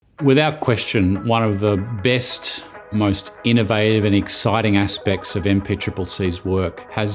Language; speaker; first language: English; native; English